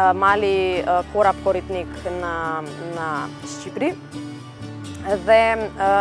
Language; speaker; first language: Albanian; non-native, local second language; Macedonian